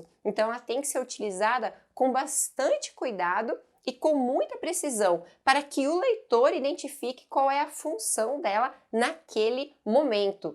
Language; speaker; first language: Portuguese; native; Portuguese